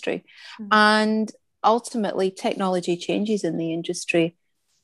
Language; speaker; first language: English; native; English